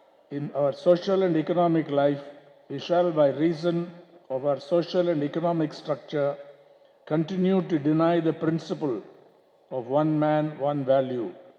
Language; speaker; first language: English; non-native, local second language; Tamil